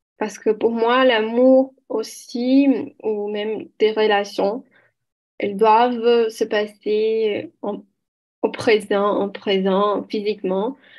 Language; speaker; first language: French; non-native, learner; Portuguese